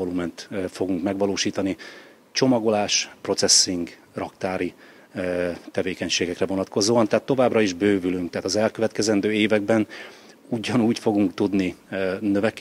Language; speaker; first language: Hungarian; native; Hungarian